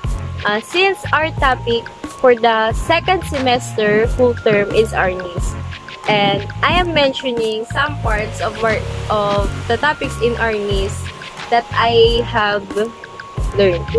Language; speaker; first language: English; non-native, local second language; Filipino